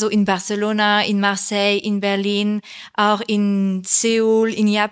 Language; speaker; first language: German; non-native, learner; French